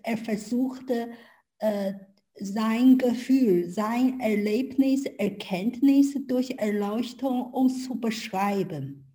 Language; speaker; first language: German; non-native, learner; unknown